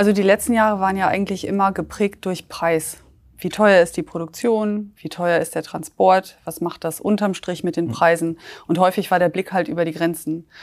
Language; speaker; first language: German; native; German